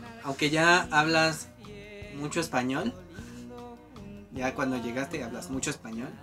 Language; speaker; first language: Spanish; native; Spanish